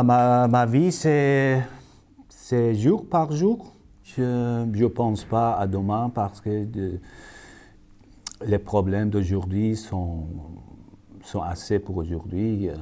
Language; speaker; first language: French; non-native, fluent; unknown